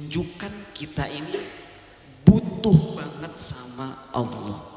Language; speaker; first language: Indonesian; native; Indonesian